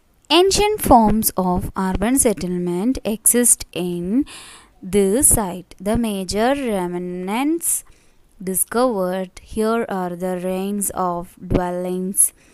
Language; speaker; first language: English; non-native, local second language; Malayalam